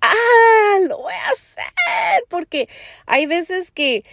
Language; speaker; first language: Spanish; early bilingual, heritage; Spanish